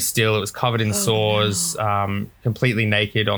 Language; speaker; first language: English; native; English